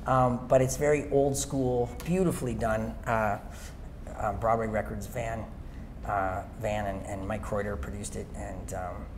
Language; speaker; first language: English; native; English